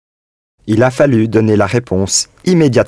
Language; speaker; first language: French; non-native, learner; English